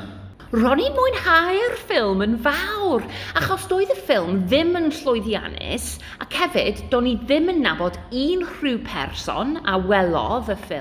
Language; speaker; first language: Welsh; non-native, learner; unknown